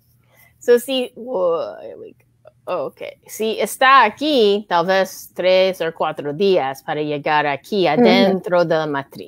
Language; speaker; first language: Spanish; non-native, learner; English